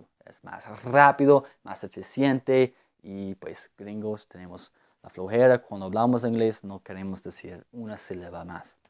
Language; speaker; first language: Spanish; non-native, fluent; English